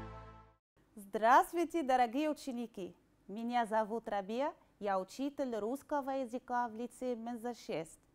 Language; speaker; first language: Russian; non-native, fluent; Arabic